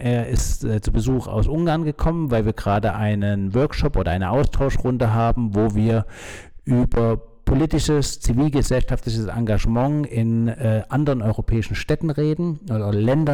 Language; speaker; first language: German; native; German